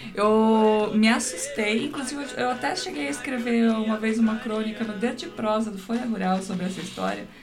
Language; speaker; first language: Portuguese; native; Portuguese